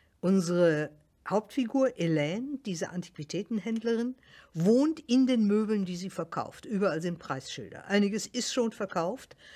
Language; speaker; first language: German; native; German